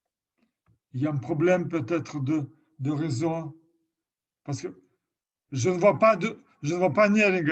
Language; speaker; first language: French; non-native, fluent; Lithuanian